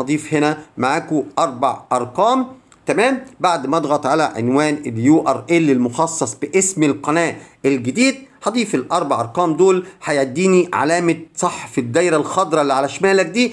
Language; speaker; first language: Arabic; native; Arabic